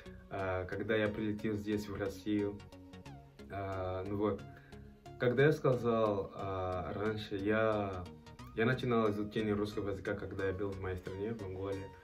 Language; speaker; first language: Russian; non-native, learner; Portuguese